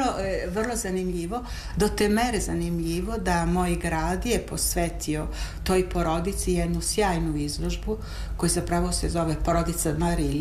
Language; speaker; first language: Serbian; non-native, fluent; Italian